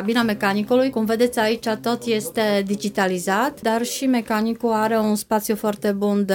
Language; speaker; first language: Romanian; non-native, fluent; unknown